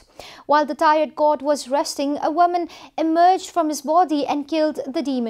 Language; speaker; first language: English; non-native, local second language; Nepali